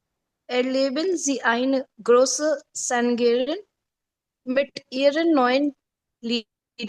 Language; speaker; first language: German; non-native, learner; Hindi